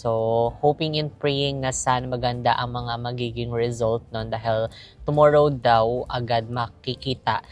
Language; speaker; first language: Filipino; non-native, local second language; Cebuano